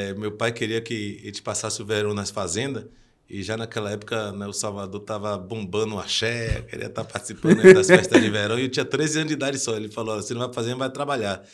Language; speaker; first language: Portuguese; early bilingual, heritage; Portuguese